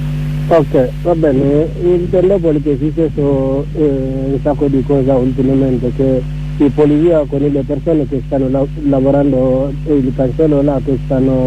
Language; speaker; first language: Italian; non-native, learner; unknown